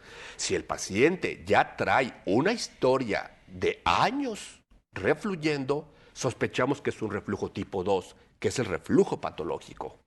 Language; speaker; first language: Spanish; native; Spanish